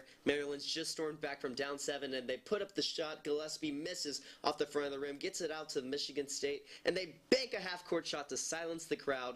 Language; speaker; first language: English; native; English